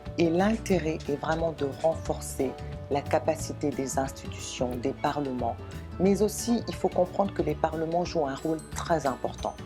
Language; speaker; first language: French; non-native, local second language; Wolof